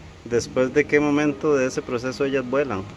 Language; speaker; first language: Spanish; native; Spanish